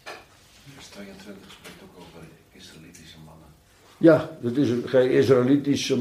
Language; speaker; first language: Dutch; native; Dutch